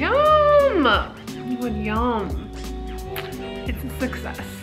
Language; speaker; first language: English; native; English